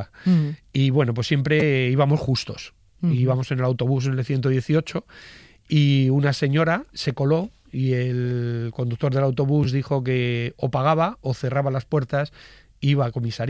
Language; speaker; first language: Spanish; native; Spanish